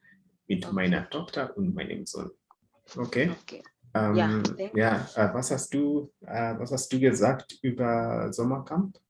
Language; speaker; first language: German; non-native, fluent; English